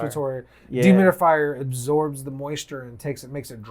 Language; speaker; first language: English; native; English